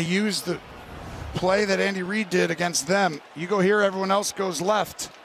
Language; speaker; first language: English; native; English